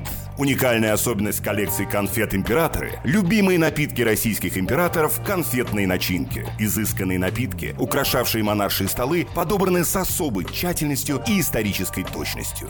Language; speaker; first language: Russian; native; Russian